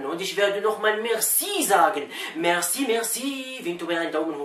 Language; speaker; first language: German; non-native, fluent; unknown